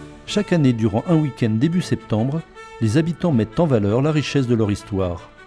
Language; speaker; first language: French; native; French